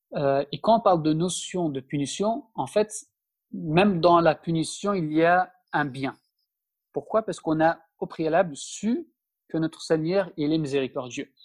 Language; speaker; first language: French; early bilingual, other home language; Turkish